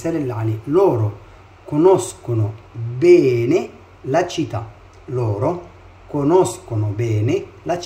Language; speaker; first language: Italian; non-native, fluent; Arabic